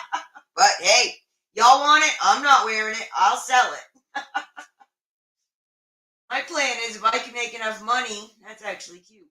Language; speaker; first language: English; native; English